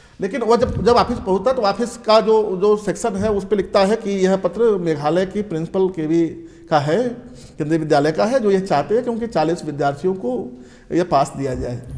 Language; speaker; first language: Hindi; native; Hindi